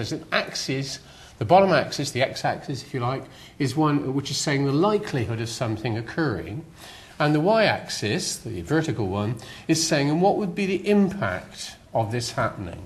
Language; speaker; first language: English; native; English